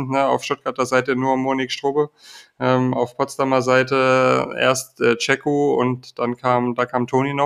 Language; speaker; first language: German; native; German